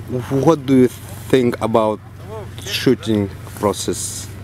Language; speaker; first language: English; non-native, learner; Russian